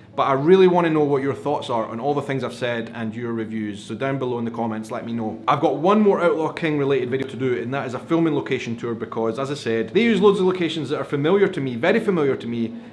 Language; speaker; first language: English; native; English